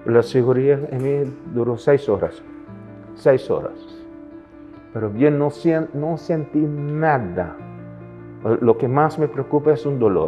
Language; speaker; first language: Spanish; non-native, fluent; Papiamento